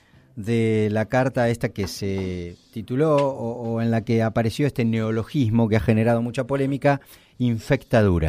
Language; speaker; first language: Spanish; native; Spanish